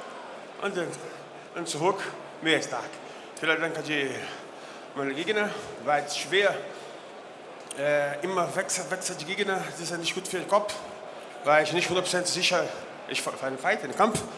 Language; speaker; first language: German; non-native, learner; Portuguese